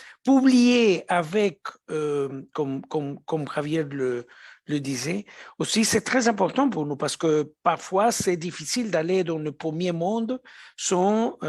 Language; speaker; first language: French; non-native, fluent; Spanish